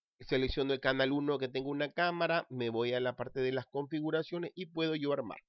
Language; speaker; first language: Spanish; native; Spanish